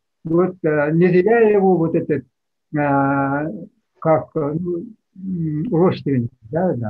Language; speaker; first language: Russian; non-native, local second language; Yakut